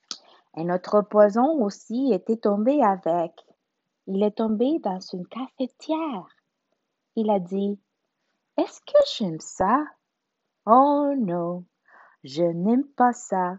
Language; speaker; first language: French; non-native, learner; Spanish